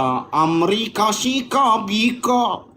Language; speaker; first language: Arabic; native; Arabic